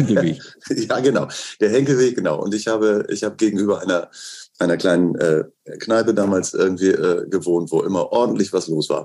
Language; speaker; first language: German; native; German